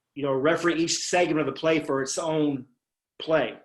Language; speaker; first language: English; native; English